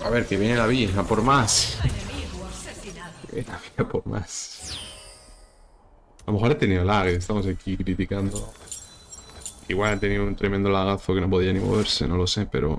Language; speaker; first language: Spanish; native; Spanish